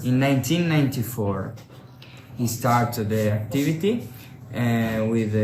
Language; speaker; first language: English; non-native, learner; Italian